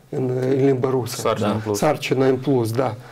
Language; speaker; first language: Romanian; non-native, local second language; Russian